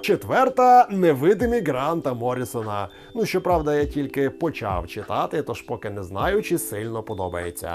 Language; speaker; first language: Ukrainian; native; Ukrainian